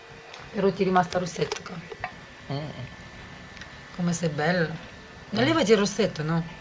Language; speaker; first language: Italian; non-native, learner; Russian